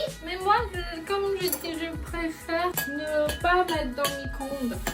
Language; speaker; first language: French; non-native, learner; Chinese